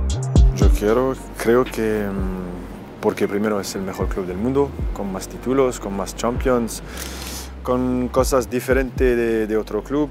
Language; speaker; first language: Spanish; non-native, fluent; French